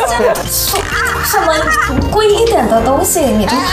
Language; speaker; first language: Chinese; non-native, fluent; Thai